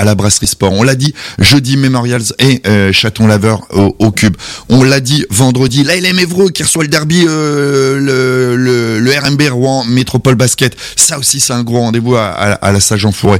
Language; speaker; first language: French; native; French